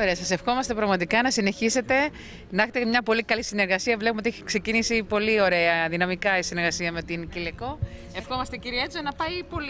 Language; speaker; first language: Greek; native; Greek